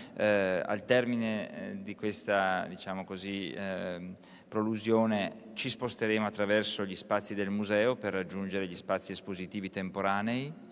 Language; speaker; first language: Italian; native; Italian